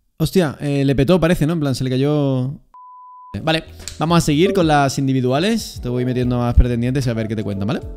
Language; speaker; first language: Spanish; native; Spanish